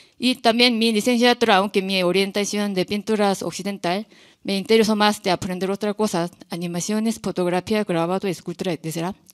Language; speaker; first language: Spanish; non-native, learner; Korean